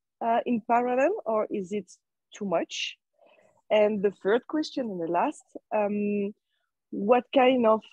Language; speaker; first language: English; non-native, fluent; French